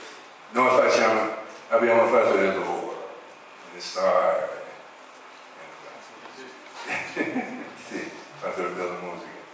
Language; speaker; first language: Italian; non-native, learner; English